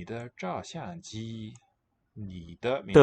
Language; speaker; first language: Chinese; non-native, learner; English